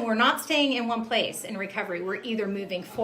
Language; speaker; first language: English; native; English